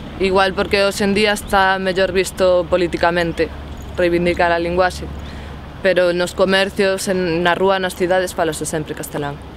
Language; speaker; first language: Galician; non-native, local second language; Spanish